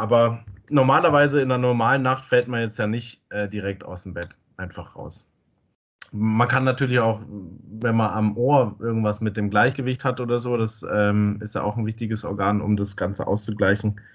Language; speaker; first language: German; native; German